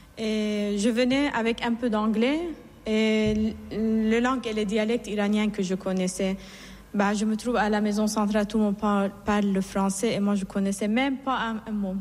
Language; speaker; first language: French; non-native, fluent; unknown